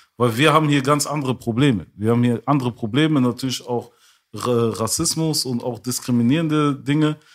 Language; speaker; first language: German; early bilingual, other home language; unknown